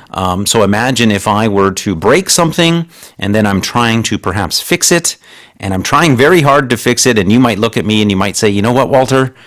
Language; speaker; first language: English; native; English